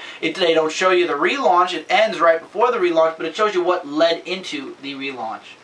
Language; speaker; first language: English; native; English